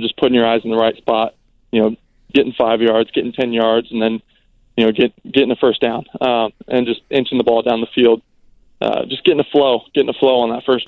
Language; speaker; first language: English; native; English